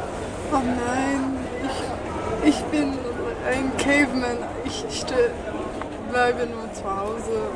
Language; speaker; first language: German; non-native, learner; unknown